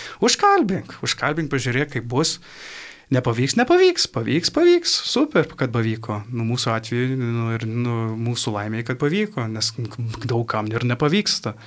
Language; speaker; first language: Lithuanian; early bilingual, heritage; Lithuanian